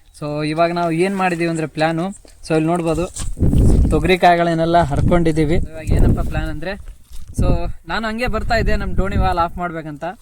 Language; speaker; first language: Kannada; native; Kannada